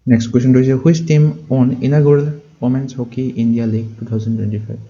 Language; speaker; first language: English; non-native, local second language; Assamese